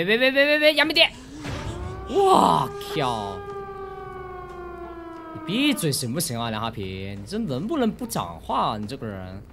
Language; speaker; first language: Chinese; native; Chinese